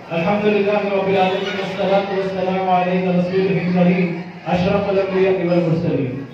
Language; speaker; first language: Urdu; native; Urdu